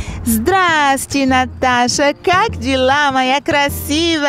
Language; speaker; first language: Russian; non-native, learner; Portuguese